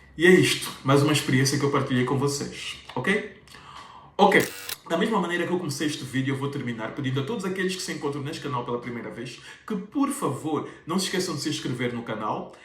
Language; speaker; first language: Portuguese; native; Portuguese